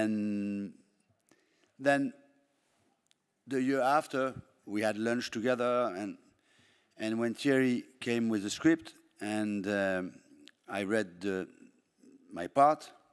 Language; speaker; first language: English; non-native, fluent; French